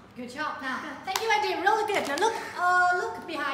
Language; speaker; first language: English; non-native, fluent; Vietnamese